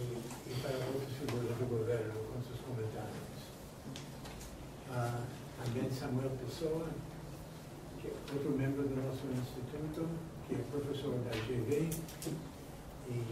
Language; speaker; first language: Portuguese; non-native, fluent; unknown